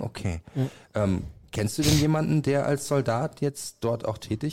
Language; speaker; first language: German; native; German